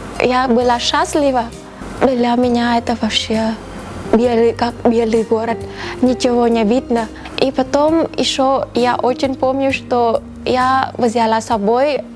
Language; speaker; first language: Russian; non-native, fluent; Vietnamese